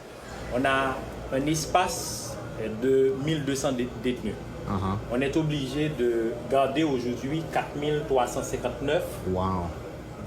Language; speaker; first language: French; non-native, local second language; Haitian Creole